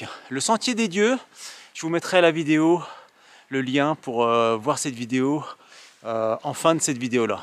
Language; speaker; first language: French; native; French